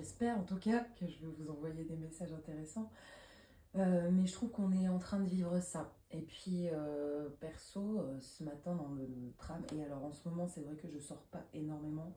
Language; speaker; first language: French; native; French